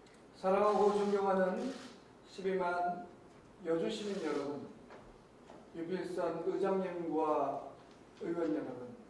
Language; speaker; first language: Korean; native; Korean